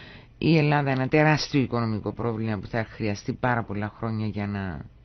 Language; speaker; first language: Greek; native; Greek